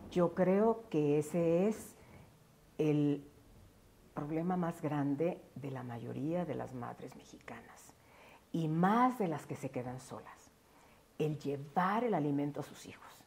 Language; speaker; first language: Spanish; native; Spanish